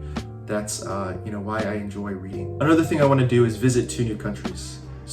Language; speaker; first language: English; early bilingual, other home language; Chinese